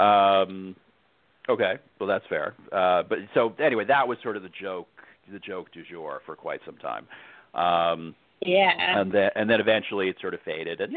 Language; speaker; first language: English; native; English